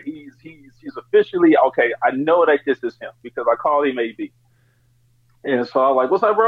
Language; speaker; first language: English; native; English